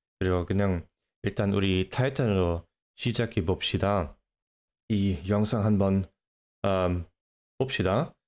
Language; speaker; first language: Korean; non-native, fluent; English